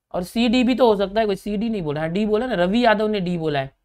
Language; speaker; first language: Hindi; native; Hindi